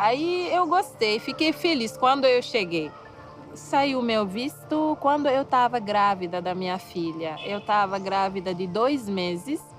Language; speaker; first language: Portuguese; non-native, fluent; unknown